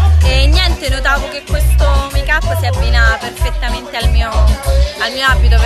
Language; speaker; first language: Italian; native; Italian